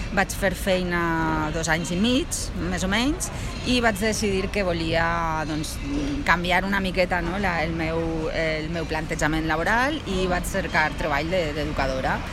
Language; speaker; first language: Catalan; non-native, local second language; Spanish